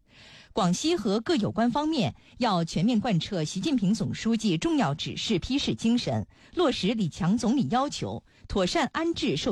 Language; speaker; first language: Chinese; native; Chinese